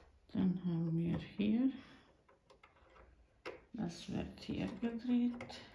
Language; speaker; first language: German; non-native, fluent; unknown